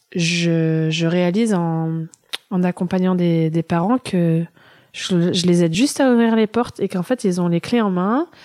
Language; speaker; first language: French; early bilingual, other home language; German